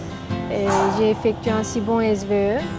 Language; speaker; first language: French; non-native, fluent; Turkish